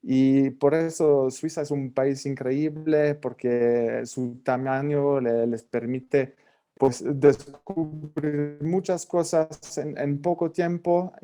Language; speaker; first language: Spanish; non-native, fluent; French